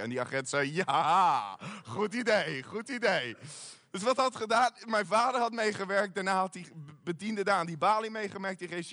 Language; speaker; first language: Dutch; native; Dutch